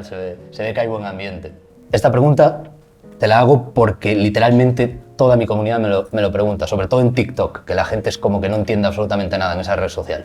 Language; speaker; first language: Spanish; native; Spanish